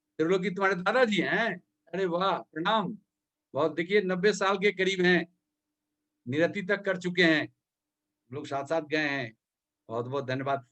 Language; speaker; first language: Hindi; native; Hindi